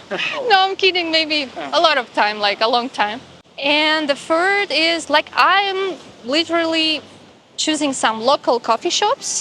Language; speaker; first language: English; non-native, fluent; Russian